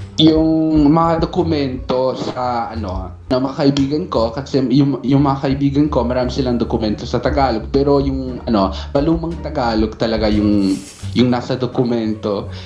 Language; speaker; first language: Filipino; non-native, fluent; Portuguese